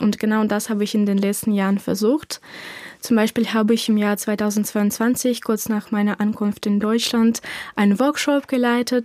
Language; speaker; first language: German; non-native, fluent; Ukrainian